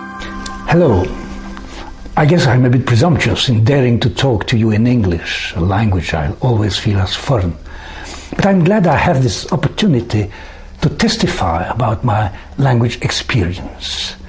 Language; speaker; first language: English; non-native, fluent; French